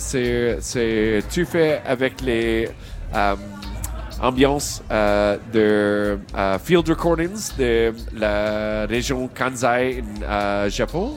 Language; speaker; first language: French; non-native, learner; English